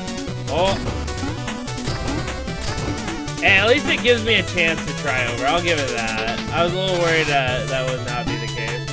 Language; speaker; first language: English; native; English